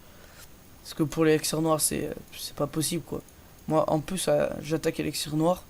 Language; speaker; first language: French; native; French